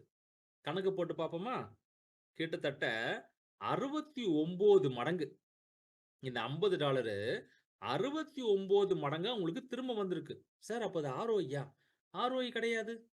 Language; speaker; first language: Tamil; native; Tamil